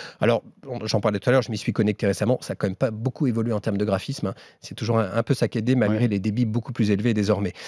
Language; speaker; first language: French; native; French